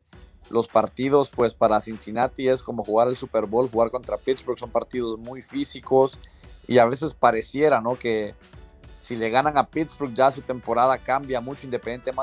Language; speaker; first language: Spanish; native; Spanish